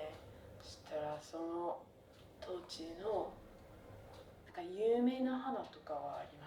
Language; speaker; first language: Japanese; non-native, fluent; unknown